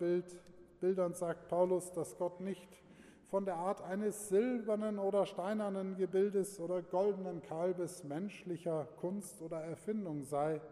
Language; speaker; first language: German; native; German